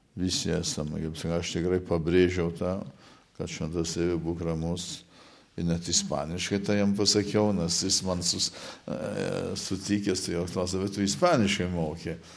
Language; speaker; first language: Lithuanian; early bilingual, heritage; Lithuanian